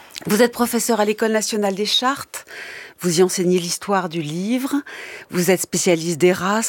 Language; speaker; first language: French; native; French